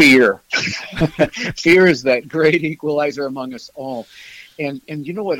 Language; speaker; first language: English; native; English